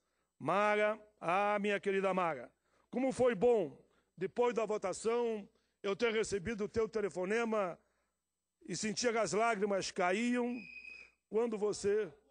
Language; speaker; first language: Portuguese; native; Portuguese